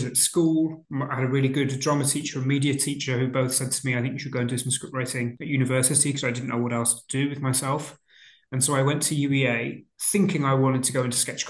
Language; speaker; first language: English; native; English